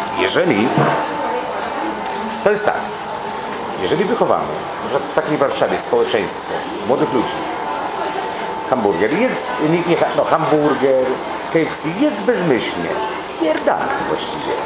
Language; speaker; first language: Polish; native; Polish